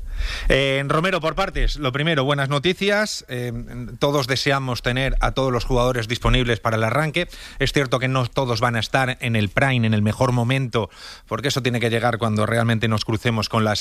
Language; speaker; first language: Spanish; native; Spanish